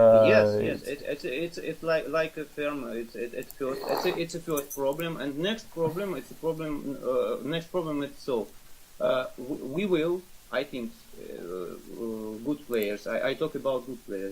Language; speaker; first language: English; non-native, learner; Russian